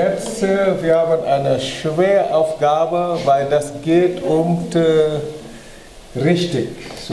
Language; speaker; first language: German; non-native, learner; Wolof